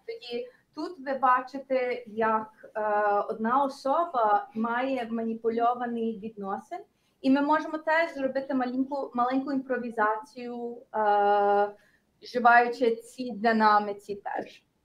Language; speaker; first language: Ukrainian; early bilingual, heritage; Ukrainian